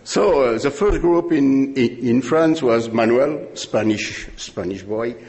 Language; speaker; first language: English; non-native, learner; French